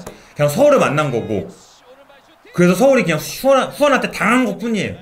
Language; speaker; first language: Korean; native; Korean